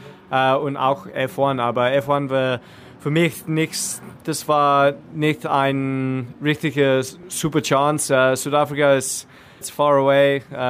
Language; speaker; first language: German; non-native, learner; English